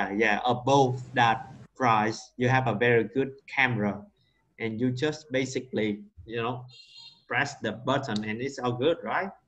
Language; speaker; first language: English; non-native, learner; Vietnamese